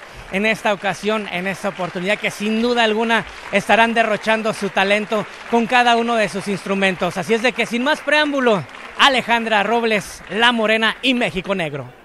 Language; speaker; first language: Spanish; native; Spanish